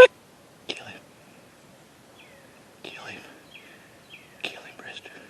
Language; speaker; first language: English; native; English